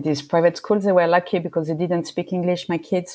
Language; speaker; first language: English; non-native, fluent; French